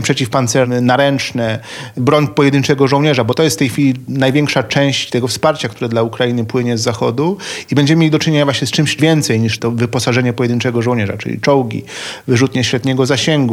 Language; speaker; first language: Polish; native; Polish